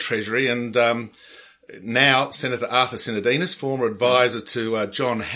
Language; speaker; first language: English; native; English